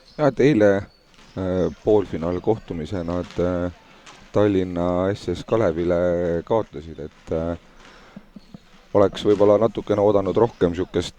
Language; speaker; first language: Estonian; native; Estonian